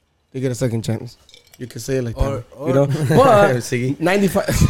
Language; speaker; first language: English; early bilingual, other home language; Spanish